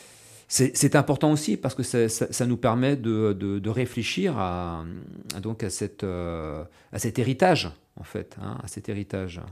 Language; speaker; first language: French; native; French